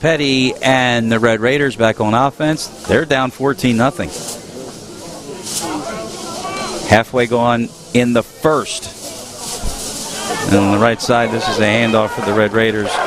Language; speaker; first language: English; native; English